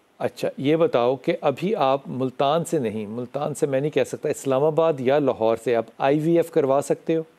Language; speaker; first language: Urdu; native; Urdu